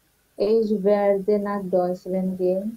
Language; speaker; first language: German; non-native, learner; Bangla